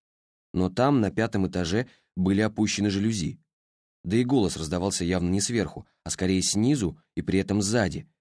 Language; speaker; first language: Russian; native; Russian